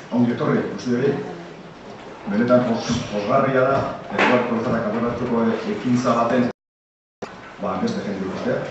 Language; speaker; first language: Basque; native; Basque